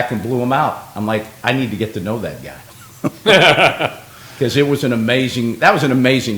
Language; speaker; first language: English; native; English